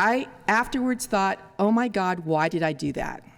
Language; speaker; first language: English; early bilingual, other home language; Spanish